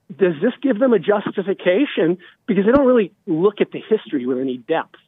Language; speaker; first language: English; native; English